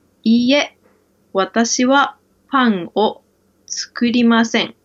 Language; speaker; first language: Japanese; non-native, learner; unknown